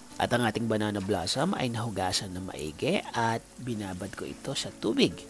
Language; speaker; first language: Filipino; non-native, local second language; Pampanga